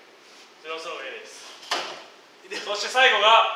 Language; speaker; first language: Japanese; native; Japanese